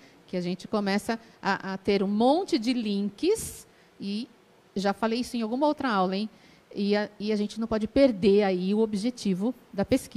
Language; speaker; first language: Portuguese; native; Portuguese